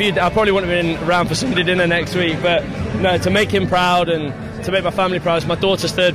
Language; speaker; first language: English; native; English